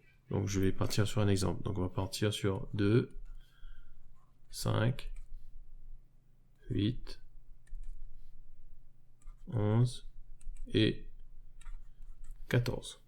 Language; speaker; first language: French; native; French